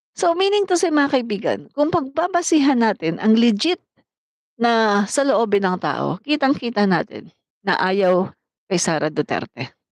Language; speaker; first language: Filipino; non-native, local second language; Cebuano